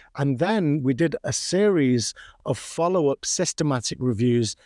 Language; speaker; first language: English; native; English